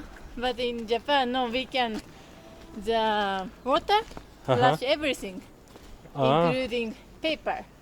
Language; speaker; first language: English; non-native, learner; Japanese